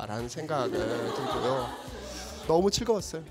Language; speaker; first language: Korean; non-native, fluent; Uzbek